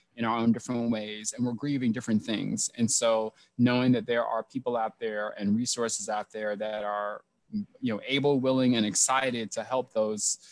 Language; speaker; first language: English; native; English